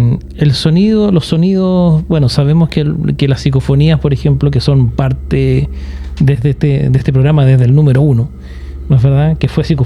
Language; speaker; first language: Spanish; native; Spanish